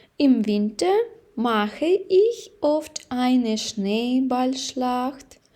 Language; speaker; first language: German; non-native, fluent; Ukrainian